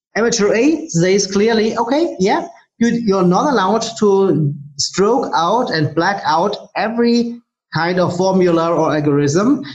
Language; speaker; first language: English; non-native, fluent; German